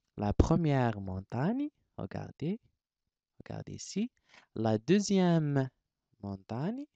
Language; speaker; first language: French; non-native, local second language; Arabic